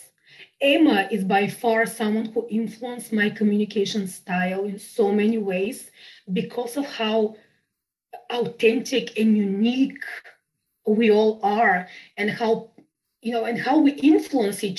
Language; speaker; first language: English; non-native, fluent; Bulgarian